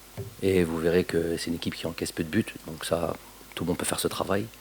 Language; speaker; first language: French; native; French